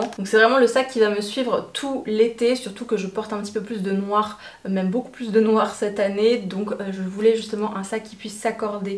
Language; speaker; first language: French; native; French